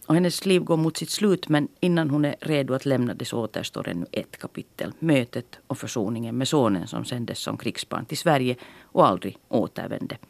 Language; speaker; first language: Swedish; native; Swedish